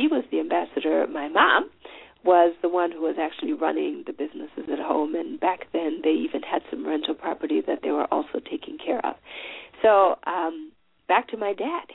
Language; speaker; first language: English; non-native, local second language; Shona